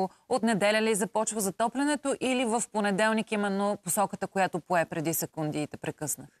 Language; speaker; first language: Bulgarian; native; Bulgarian